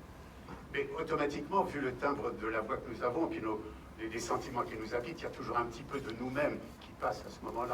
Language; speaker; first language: French; native; French